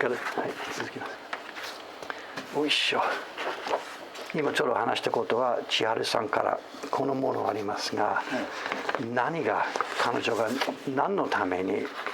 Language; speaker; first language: Japanese; non-native, fluent; English